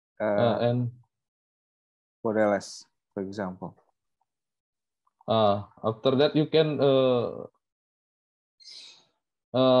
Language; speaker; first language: English; non-native, learner; Indonesian